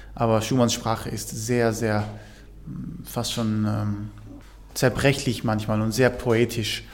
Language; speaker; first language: German; native; German